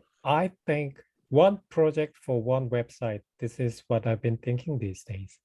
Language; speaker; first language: English; non-native, fluent; Korean